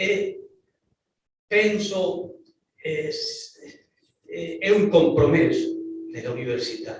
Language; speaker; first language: Italian; non-native, learner; Spanish